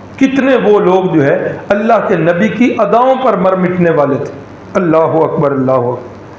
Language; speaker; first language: Urdu; non-native, local second language; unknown